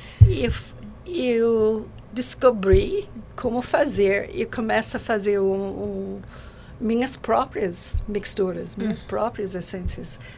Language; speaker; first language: Portuguese; non-native, learner; English